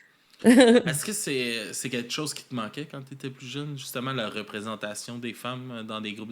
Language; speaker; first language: French; native; French